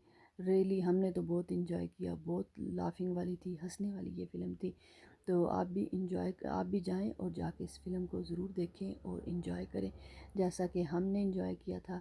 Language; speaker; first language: Urdu; native; Urdu